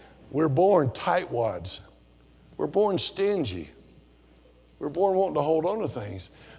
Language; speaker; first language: English; native; English